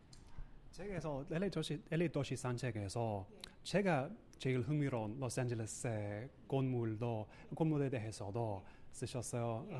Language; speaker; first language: Korean; non-native, learner; English